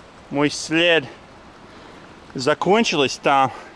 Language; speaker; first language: Russian; non-native, learner; English